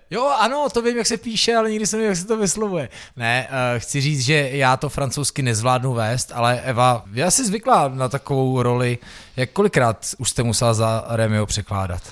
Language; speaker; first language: Czech; native; Czech